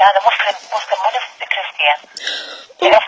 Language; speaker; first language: Arabic; native; Arabic